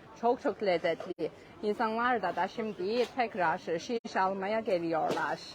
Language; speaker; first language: Turkish; non-native, learner; Chinese